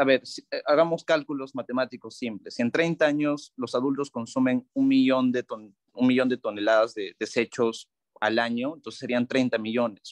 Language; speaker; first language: Spanish; native; Spanish